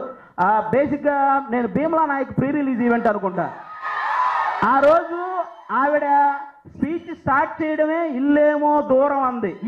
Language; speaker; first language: Telugu; native; Telugu